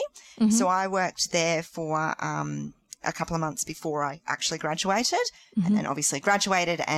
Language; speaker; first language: English; native; English